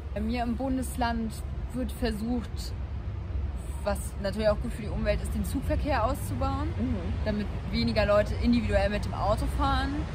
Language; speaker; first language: German; native; German